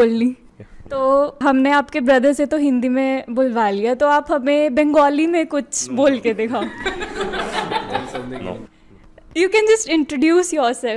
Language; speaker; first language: Hindi; non-native, local second language; Punjabi